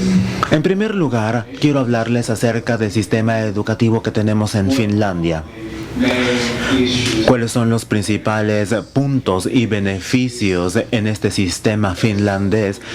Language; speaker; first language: Spanish; non-native, fluent; Finnish